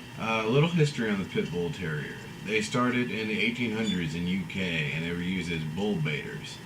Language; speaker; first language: English; native; English